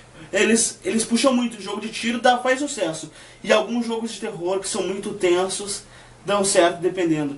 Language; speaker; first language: Portuguese; native; Portuguese